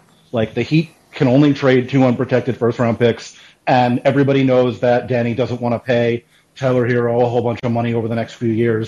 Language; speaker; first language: English; native; English